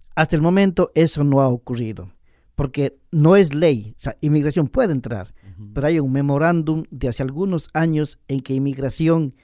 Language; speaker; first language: Spanish; native; Spanish